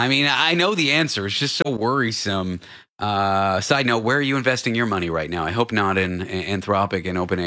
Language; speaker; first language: English; native; English